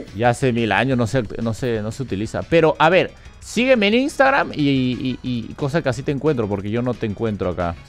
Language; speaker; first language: Spanish; native; Spanish